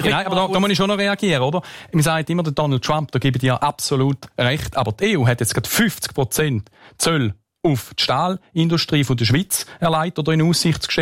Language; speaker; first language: German; native; German